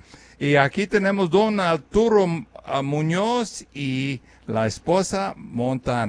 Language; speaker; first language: Spanish; early bilingual, other home language; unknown